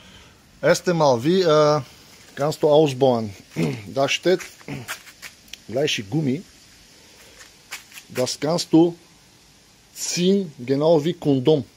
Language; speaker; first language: German; non-native, learner; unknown